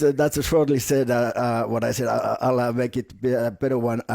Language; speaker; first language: English; non-native, fluent; Finnish